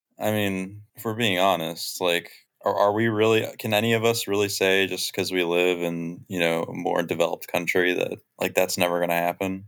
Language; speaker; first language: English; native; English